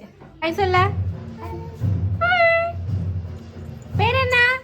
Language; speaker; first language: Malayalam; native; Malayalam